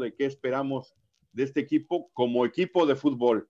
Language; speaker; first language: Spanish; native; Spanish